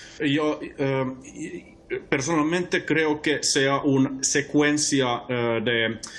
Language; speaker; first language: Spanish; non-native, fluent; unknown